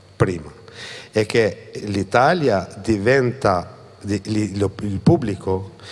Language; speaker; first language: Italian; non-native, fluent; Albanian